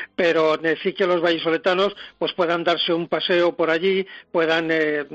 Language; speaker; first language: Spanish; native; Spanish